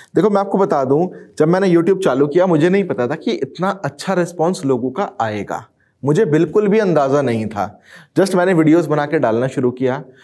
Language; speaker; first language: Hindi; native; Hindi